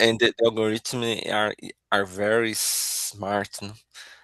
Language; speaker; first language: English; non-native, learner; Portuguese